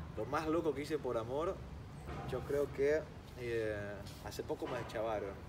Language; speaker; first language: Spanish; early bilingual, other home language; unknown